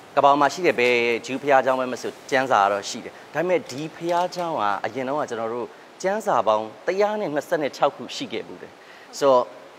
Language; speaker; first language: Burmese; native; Burmese